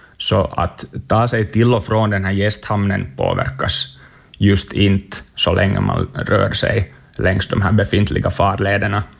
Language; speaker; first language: Swedish; native; Swedish